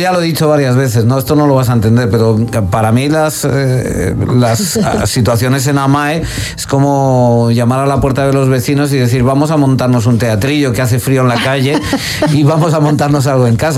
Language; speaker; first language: Spanish; native; Spanish